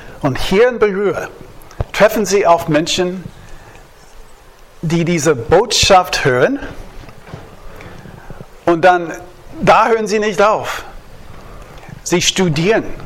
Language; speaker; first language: German; non-native, fluent; English